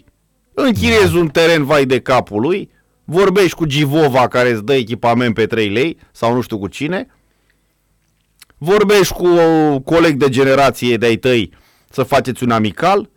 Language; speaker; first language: Romanian; native; Romanian